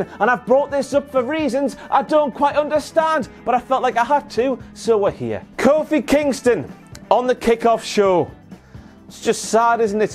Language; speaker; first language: English; native; English